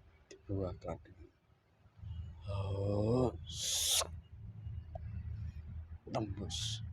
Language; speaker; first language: Indonesian; native; Indonesian